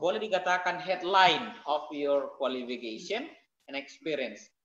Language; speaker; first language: English; non-native, fluent; Indonesian